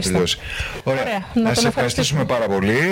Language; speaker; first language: Greek; native; Greek